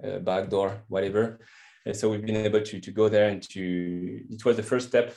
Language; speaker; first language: English; non-native, fluent; French